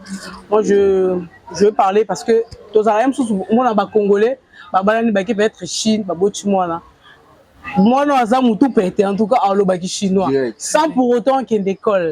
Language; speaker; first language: French; non-native, local second language; Lingala